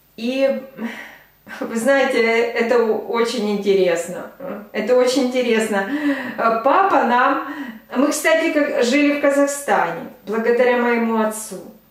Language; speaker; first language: Russian; native; Russian